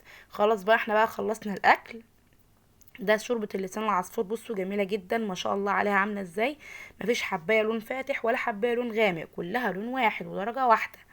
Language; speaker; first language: Arabic; native; Arabic